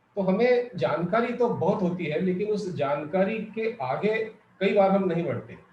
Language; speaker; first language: Hindi; non-native, local second language; Marathi